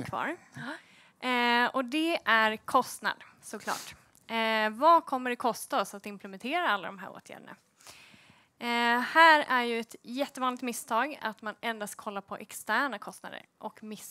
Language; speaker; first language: Swedish; native; Swedish